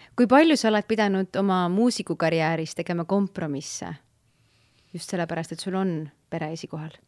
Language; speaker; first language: Estonian; native; Estonian